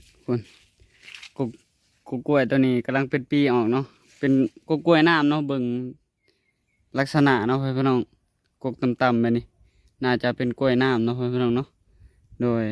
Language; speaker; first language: Thai; non-native, local second language; Lao